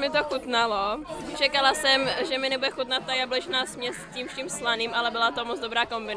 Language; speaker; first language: Czech; native; Czech